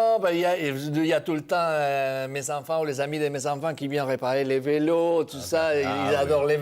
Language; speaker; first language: French; non-native, fluent; Spanish